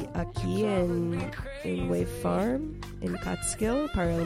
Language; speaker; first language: Spanish; non-native, learner; English